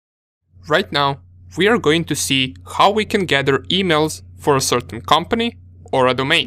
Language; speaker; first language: English; non-native, fluent; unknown